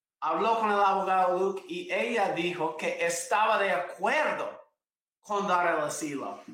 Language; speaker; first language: Spanish; non-native, fluent; English